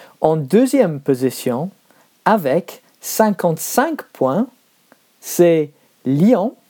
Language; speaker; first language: French; non-native, learner; English